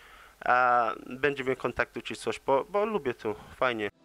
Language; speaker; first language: Polish; early bilingual, heritage; English